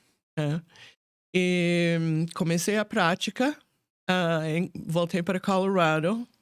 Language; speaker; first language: Portuguese; non-native, fluent; English